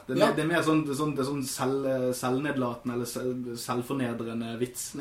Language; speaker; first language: Norwegian; native; Norwegian